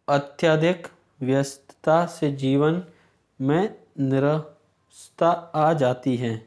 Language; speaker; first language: Hindi; native; Hindi